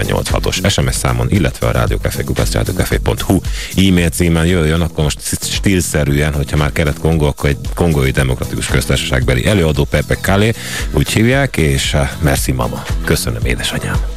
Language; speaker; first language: Hungarian; native; Hungarian